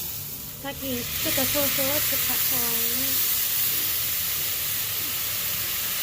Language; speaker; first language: Japanese; non-native, fluent; Filipino